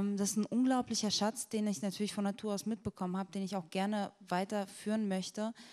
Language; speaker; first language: German; native; German